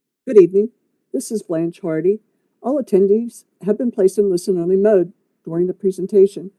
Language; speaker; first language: English; native; English